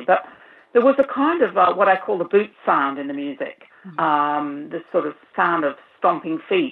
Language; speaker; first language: English; native; English